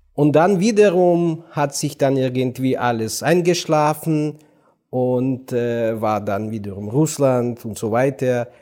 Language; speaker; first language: German; non-native, fluent; Ukrainian